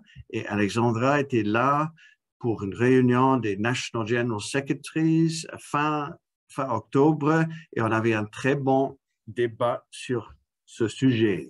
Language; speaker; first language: French; non-native, fluent; English